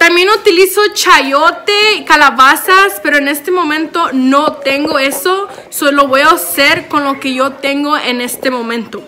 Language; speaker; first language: Spanish; early bilingual, heritage; Spanish